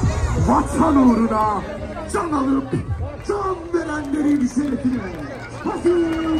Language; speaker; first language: Turkish; native; Turkish